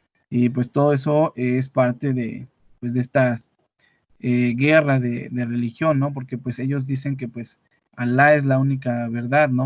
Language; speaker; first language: Spanish; native; Spanish